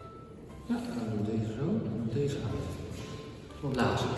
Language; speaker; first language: Dutch; native; Dutch